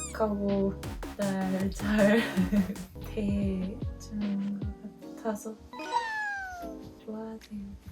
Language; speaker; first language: Korean; non-native, fluent; Dutch